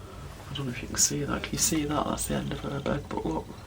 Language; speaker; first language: English; native; English